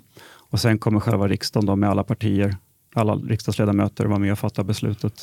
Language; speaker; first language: Swedish; native; Swedish